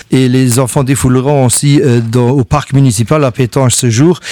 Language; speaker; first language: French; non-native, local second language; Luxembourgish